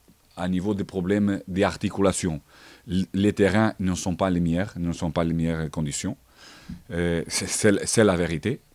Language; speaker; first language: French; non-native, fluent; Portuguese